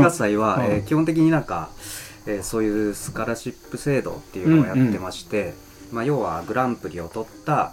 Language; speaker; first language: Japanese; native; Japanese